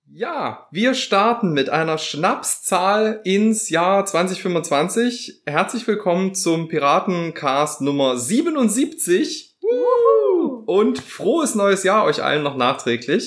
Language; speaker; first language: German; native; German